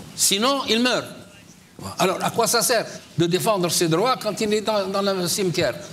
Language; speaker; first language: French; non-native, local second language; Arabic